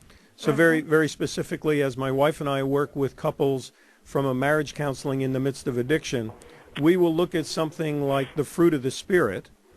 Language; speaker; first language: English; native; English